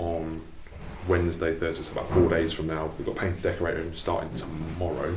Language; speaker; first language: English; native; English